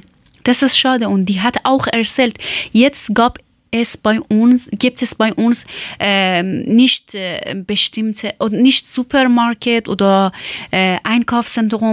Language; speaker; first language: German; non-native, learner; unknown